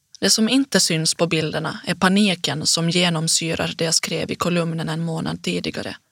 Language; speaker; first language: Swedish; native; Swedish